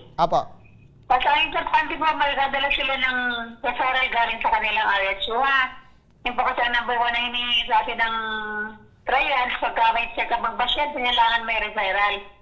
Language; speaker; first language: Filipino; non-native, local second language; Bikol